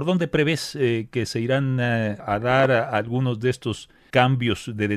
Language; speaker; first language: Spanish; native; Spanish